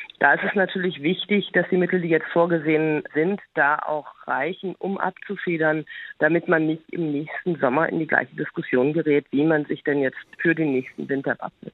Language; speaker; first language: German; native; German